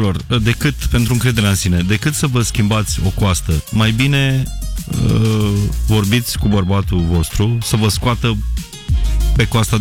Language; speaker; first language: Romanian; native; Romanian